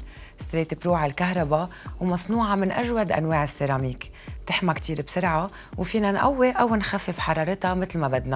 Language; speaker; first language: Arabic; native; Arabic